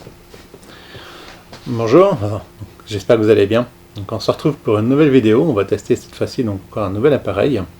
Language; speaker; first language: French; native; French